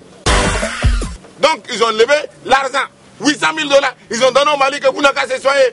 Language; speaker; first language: French; non-native, local second language; Bambara